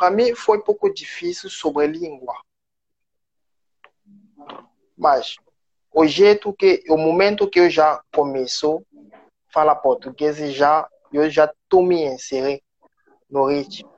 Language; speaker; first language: Portuguese; non-native, learner; French